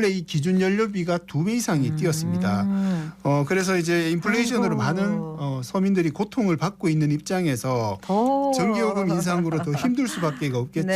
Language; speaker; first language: Korean; native; Korean